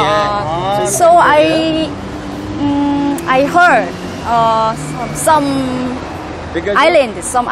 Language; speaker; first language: English; non-native, learner; Korean